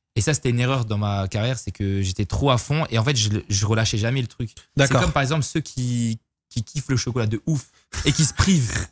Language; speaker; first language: French; native; French